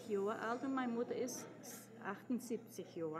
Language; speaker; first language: German; early bilingual, heritage; German